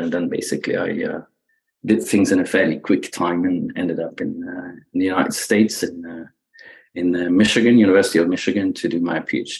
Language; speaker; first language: English; non-native, fluent; Dutch